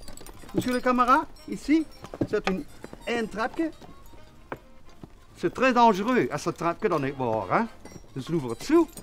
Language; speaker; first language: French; non-native, learner; Dutch